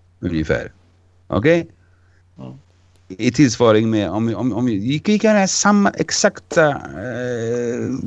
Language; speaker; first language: Swedish; non-native, fluent; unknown